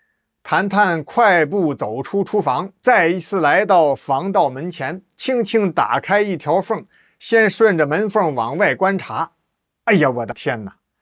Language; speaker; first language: Chinese; native; Chinese